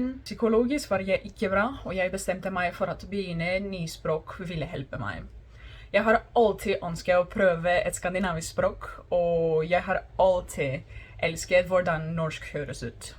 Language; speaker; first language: Norwegian; non-native, learner; Greek